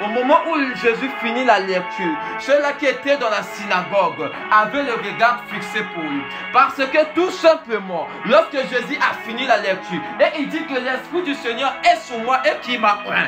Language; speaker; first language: French; non-native, local second language; Swahili